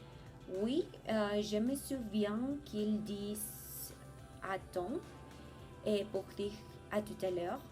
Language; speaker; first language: French; non-native, learner; Spanish